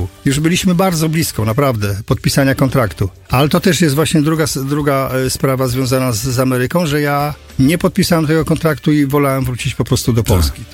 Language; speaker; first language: Polish; native; Polish